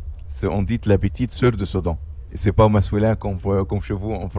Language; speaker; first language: French; non-native, learner; Arabic